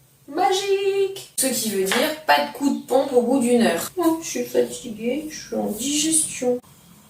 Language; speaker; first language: French; native; French